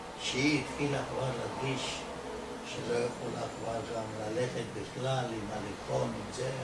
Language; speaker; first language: Hebrew; non-native, fluent; Ladino